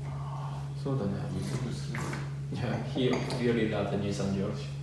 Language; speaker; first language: English; non-native, learner; Japanese